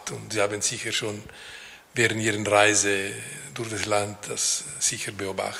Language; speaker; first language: German; non-native, local second language; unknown